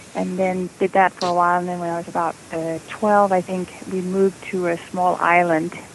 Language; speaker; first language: English; non-native, fluent; Danish